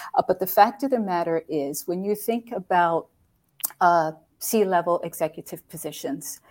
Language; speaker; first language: English; native; English